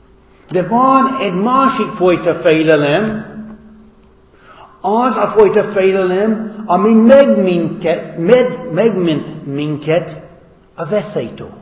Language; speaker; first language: Hungarian; non-native, fluent; English